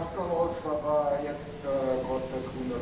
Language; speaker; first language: German; non-native, learner; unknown